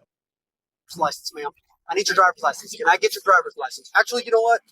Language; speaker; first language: English; native; English